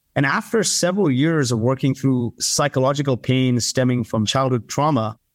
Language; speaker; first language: English; early bilingual, other home language; Arabic